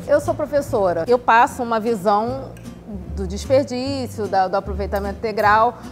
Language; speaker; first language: Portuguese; native; Portuguese